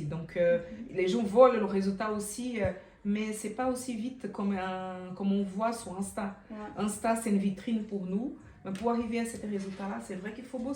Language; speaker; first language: French; non-native, fluent; Portuguese